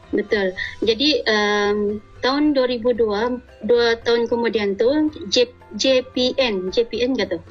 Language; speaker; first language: Malay; native; Malay